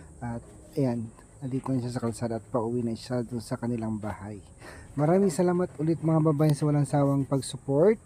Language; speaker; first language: Filipino; non-native, local second language; Iloko